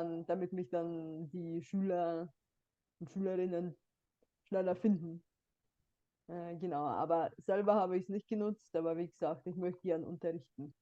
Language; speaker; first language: German; non-native, fluent; Bulgarian